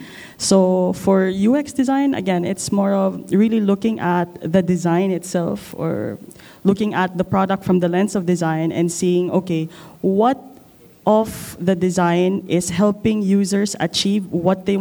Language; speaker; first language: English; non-native, local second language; Filipino